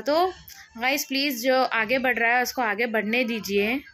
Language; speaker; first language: Hindi; non-native, local second language; Urdu